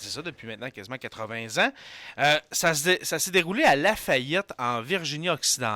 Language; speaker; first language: French; native; French